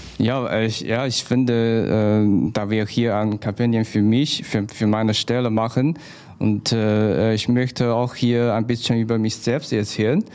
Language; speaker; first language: German; non-native, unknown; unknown